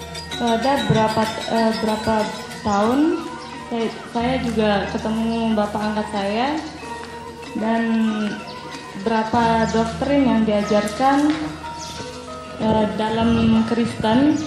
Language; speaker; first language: Indonesian; non-native, local second language; Sasak